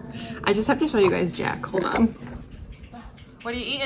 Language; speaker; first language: English; native; English